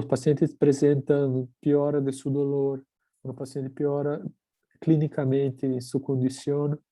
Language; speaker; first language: Spanish; non-native, fluent; Portuguese